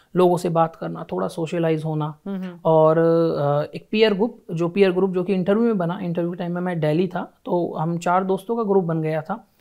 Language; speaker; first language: Hindi; native; Hindi